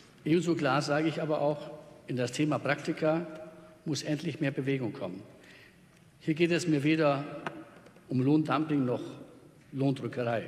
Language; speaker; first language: German; native; German